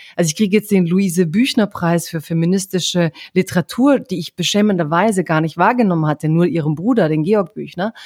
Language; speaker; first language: German; early bilingual, other home language; Croatian